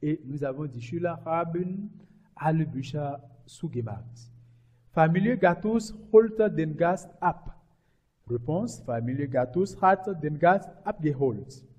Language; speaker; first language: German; non-native, learner; French